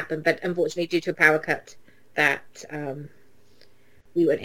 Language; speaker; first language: English; native; English